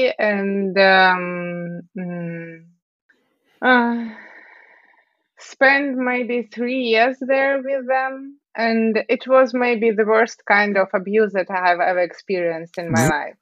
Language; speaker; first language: English; non-native, fluent; Russian